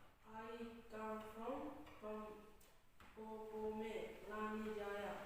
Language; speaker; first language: English; non-native, learner; Indonesian